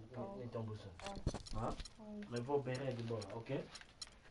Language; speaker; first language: Swedish; non-native, learner; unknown